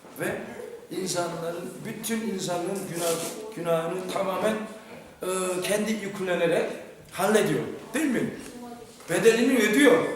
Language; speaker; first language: Turkish; non-native, fluent; Korean